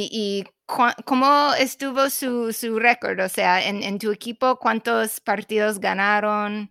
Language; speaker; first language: Spanish; non-native, fluent; English